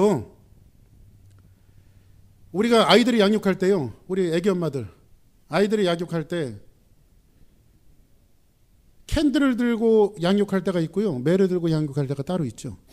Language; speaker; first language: Korean; native; Korean